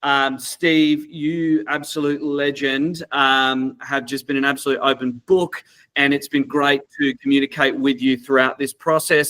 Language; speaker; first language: English; native; English